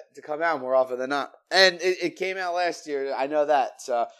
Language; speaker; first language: English; native; English